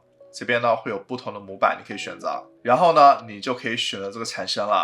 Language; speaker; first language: Chinese; native; Chinese